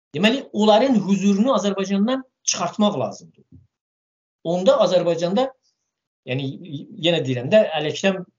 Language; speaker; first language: Azerbaijani; non-native, local second language; Talysh